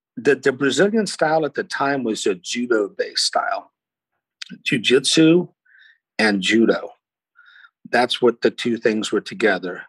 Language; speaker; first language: English; early bilingual, other home language; Portuguese